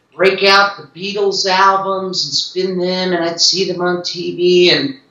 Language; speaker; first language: English; native; English